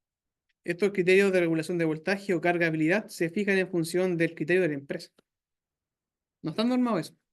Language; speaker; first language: Spanish; native; Spanish